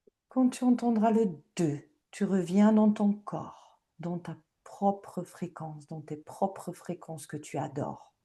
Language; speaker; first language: French; native; French